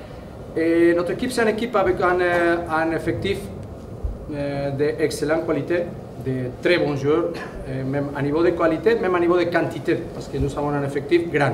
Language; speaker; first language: French; non-native, fluent; Spanish